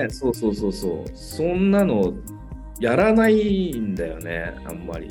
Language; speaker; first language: Japanese; native; Japanese